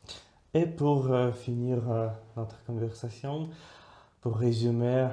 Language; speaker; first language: French; non-native, fluent; Russian